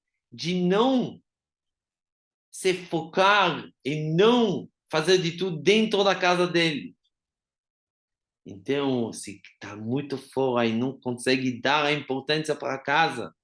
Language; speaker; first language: Portuguese; non-native, fluent; Hebrew